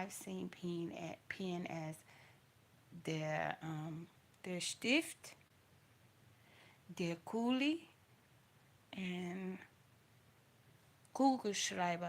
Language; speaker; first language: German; non-native, learner; English